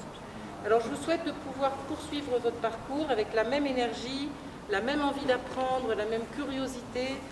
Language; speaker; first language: French; native; French